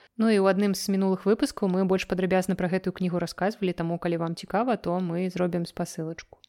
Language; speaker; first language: Belarusian; non-native, local second language; Russian